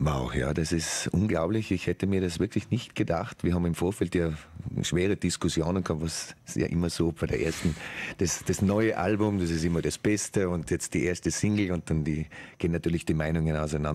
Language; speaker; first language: German; native; German